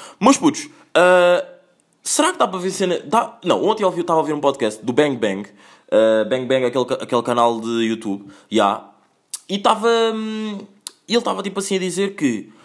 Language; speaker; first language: Portuguese; native; Portuguese